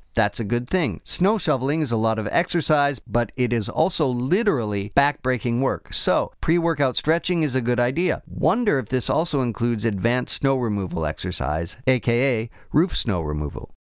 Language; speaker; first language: English; native; English